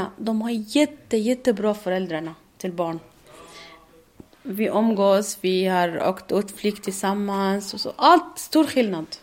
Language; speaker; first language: Swedish; non-native, learner; Arabic